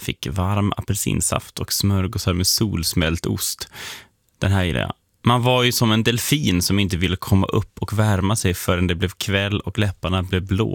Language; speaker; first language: Swedish; native; Swedish